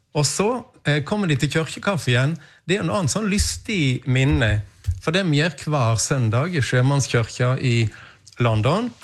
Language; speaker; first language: Norwegian; native; Norwegian